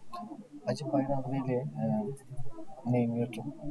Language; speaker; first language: Turkish; native; Turkish